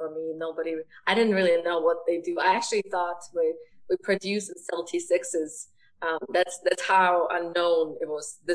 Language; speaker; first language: English; non-native, fluent; Ukrainian